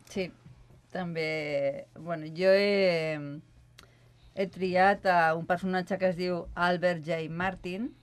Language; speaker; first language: Catalan; non-native, local second language; Spanish